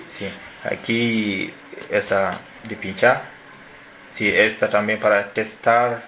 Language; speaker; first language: Spanish; non-native, learner; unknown